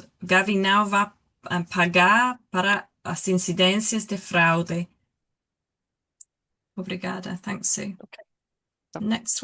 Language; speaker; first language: Portuguese; non-native, learner; English